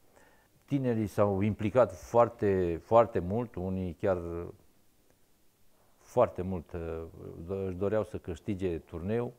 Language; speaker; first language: Romanian; non-native, local second language; Serbian